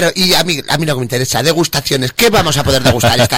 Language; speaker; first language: Spanish; native; Spanish